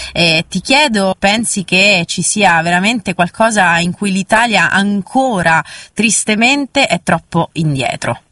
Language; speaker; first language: Italian; native; Italian